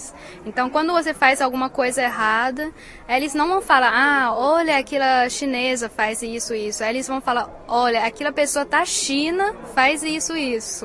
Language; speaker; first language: Portuguese; non-native, fluent; Chinese